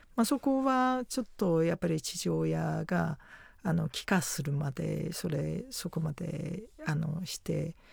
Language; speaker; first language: Japanese; non-native, fluent; Chinese